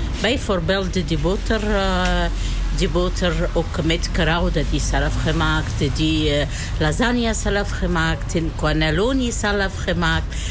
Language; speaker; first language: Dutch; non-native, learner; Italian